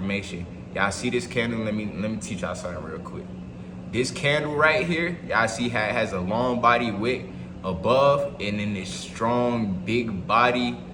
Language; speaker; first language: English; native; English